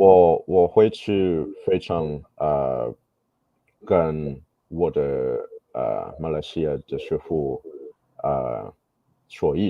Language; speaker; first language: Chinese; non-native, learner; English